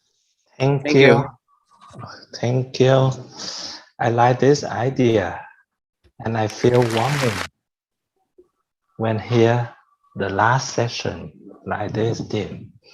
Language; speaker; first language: English; non-native, fluent; Vietnamese